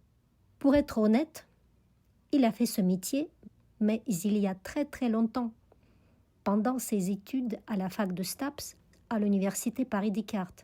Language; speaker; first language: French; non-native, fluent; Russian